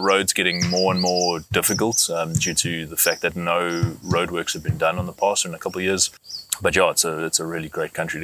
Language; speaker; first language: English; native; English